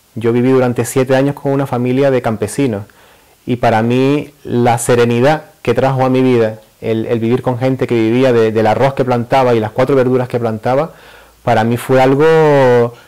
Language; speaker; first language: Spanish; native; Spanish